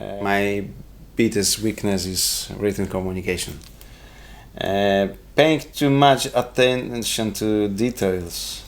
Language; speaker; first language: English; non-native, learner; Polish